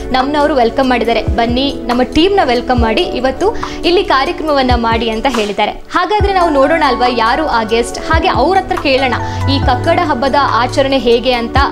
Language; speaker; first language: Kannada; native; Kannada